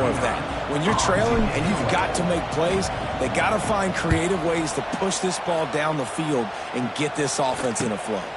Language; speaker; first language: English; native; English